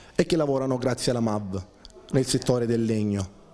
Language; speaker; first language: Italian; native; Italian